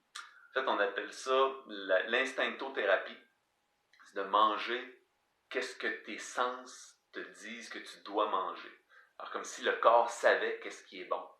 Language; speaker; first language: French; native; French